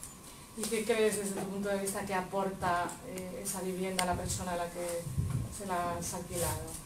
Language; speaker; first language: Spanish; native; Spanish